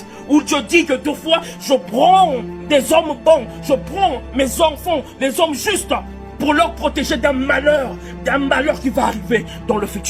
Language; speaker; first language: French; non-native, local second language; Lingala